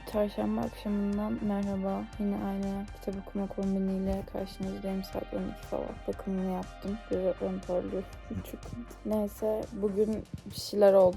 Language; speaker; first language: Turkish; native; Turkish